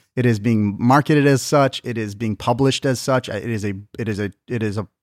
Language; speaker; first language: English; native; English